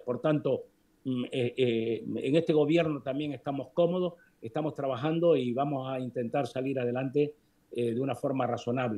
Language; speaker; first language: Spanish; native; Spanish